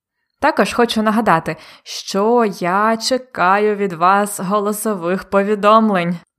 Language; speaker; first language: Ukrainian; native; Ukrainian